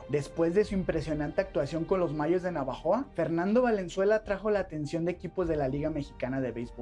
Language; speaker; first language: Spanish; native; Spanish